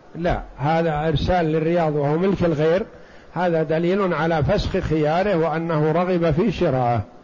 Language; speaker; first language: Arabic; native; Arabic